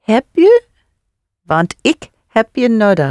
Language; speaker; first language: Dutch; non-native, learner; English